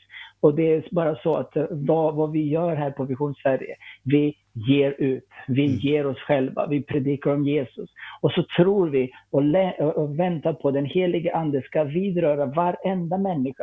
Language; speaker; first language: Swedish; non-native, fluent; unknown